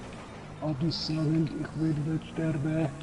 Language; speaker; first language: German; native; German